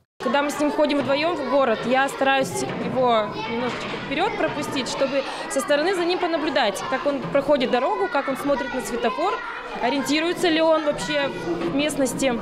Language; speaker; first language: Russian; native; Russian